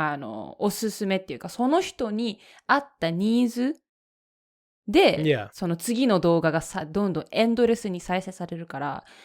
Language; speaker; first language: Japanese; native; Japanese